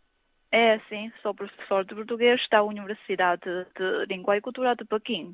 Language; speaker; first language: Portuguese; non-native, fluent; Chinese